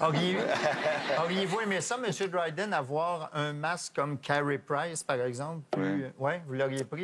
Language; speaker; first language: French; native; French